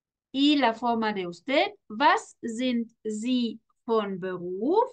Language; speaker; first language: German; non-native, fluent; Spanish